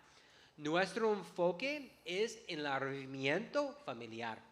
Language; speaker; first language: Spanish; non-native, fluent; English